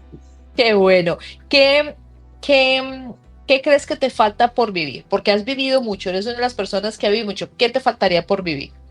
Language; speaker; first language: Spanish; native; Spanish